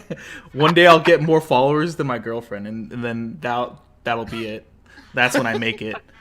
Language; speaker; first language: English; native; English